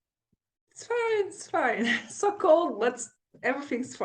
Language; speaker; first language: English; non-native, learner; Portuguese